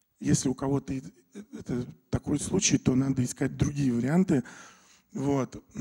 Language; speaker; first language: Russian; native; Russian